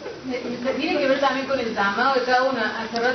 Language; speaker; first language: Spanish; native; Spanish